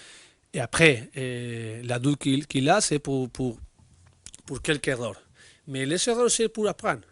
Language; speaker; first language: French; non-native, learner; Spanish